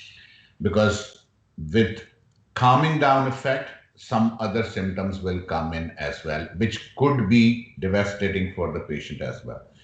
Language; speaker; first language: English; non-native, local second language; Urdu